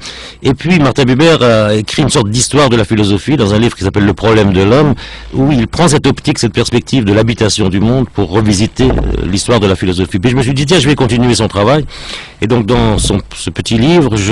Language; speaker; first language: French; native; French